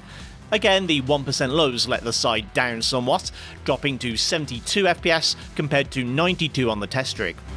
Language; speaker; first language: English; native; English